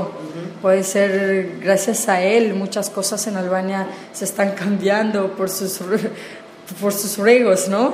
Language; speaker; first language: Spanish; non-native, fluent; Albanian